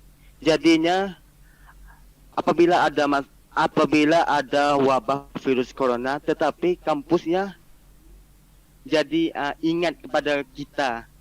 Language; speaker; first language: Indonesian; non-native, learner; Malay